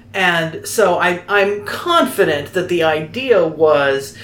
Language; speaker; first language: English; native; English